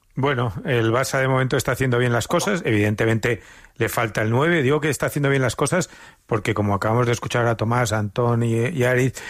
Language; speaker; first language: Spanish; native; Spanish